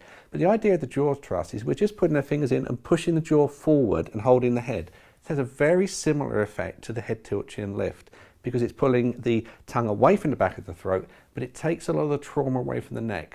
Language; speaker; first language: English; native; English